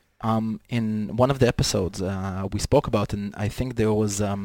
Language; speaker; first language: English; non-native, fluent; Hebrew